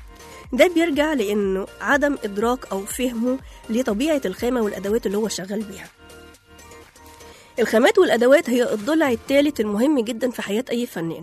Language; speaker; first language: Arabic; native; Arabic